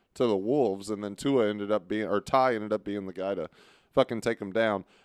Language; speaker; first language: English; native; English